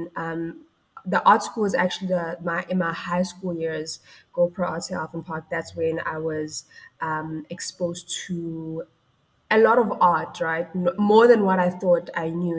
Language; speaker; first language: English; non-native, local second language; Tswana